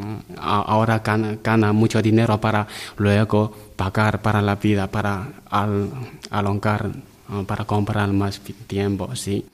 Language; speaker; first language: Spanish; non-native, learner; Chinese